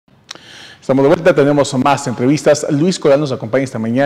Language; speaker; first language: Spanish; native; Spanish